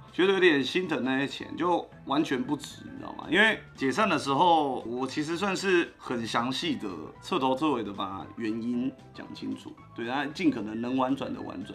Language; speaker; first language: Chinese; native; Chinese